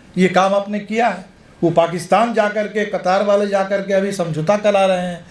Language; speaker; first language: Hindi; non-native, local second language; Bangla